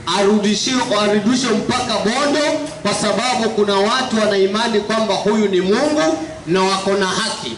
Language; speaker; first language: Swahili; native; Swahili